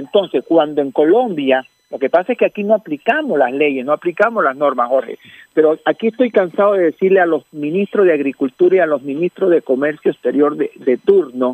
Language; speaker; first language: Spanish; native; Spanish